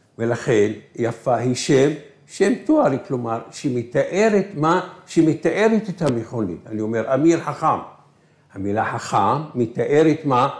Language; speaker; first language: Hebrew; non-native, local second language; Arabic